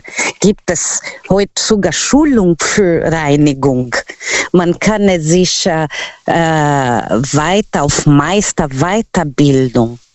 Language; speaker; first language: German; non-native, learner; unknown